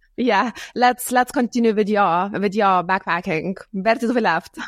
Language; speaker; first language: English; non-native, fluent; Lithuanian